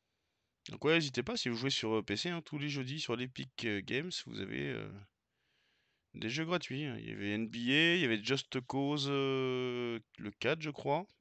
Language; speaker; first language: French; native; French